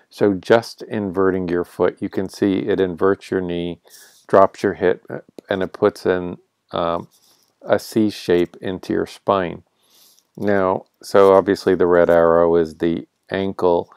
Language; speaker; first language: English; native; English